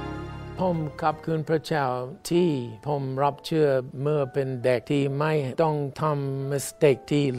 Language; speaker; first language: Thai; non-native, fluent; English